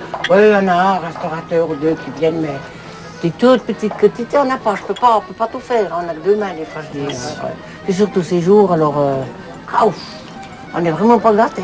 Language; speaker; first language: French; native; French